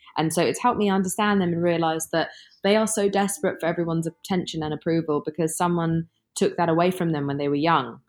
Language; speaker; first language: English; native; English